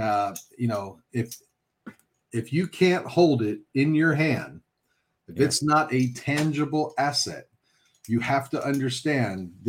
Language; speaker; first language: English; native; English